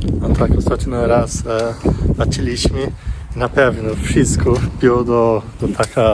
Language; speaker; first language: Polish; non-native, learner; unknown